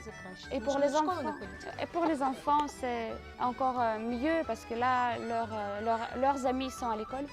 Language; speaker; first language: French; non-native, local second language; Ukrainian